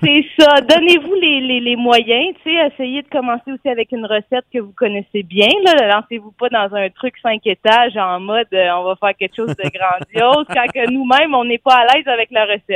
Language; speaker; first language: French; native; French